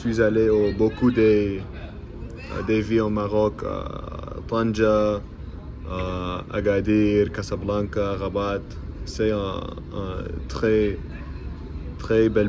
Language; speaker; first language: French; non-native, learner; English